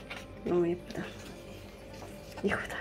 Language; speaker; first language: Korean; non-native, learner; Kazakh